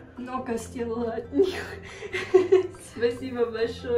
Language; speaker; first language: Russian; early bilingual, heritage; Russian